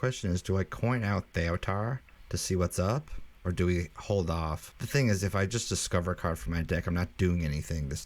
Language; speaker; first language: English; native; English